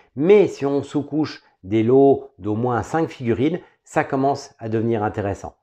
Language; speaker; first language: French; native; French